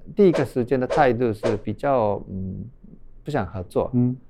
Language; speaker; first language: Chinese; non-native, fluent; Japanese